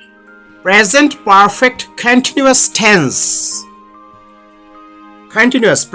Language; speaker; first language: English; non-native, learner; Bangla